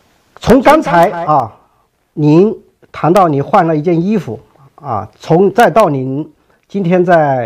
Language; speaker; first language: Chinese; native; Chinese